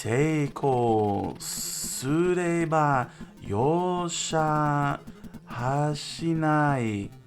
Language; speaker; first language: Japanese; non-native, learner; English